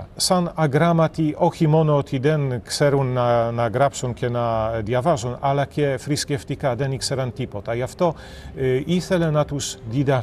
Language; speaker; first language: Greek; non-native, fluent; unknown